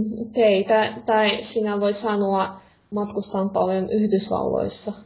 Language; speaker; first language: Finnish; non-native, fluent; Russian